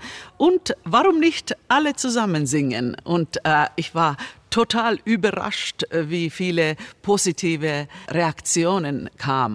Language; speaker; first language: German; non-native, fluent; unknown